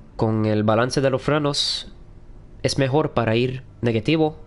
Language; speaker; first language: Spanish; early bilingual, heritage; Spanish